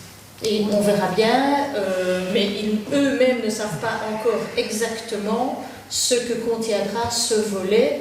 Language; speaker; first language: French; native; French